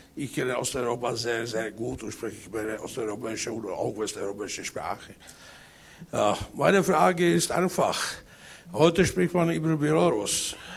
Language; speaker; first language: German; non-native, fluent; Czech